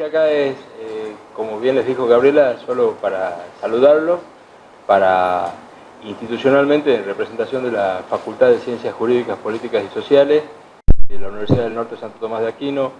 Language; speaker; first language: Spanish; native; Spanish